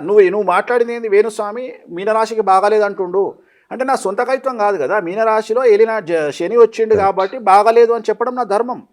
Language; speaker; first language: Telugu; native; Telugu